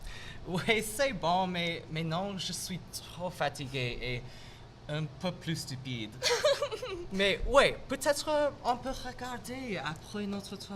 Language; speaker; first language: French; non-native, local second language; English